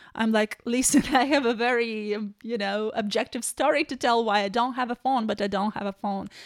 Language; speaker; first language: English; non-native, fluent; Ukrainian